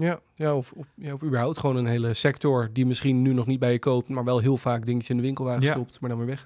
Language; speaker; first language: Dutch; native; Dutch